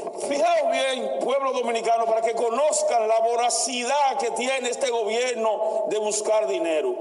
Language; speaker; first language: Spanish; native; Spanish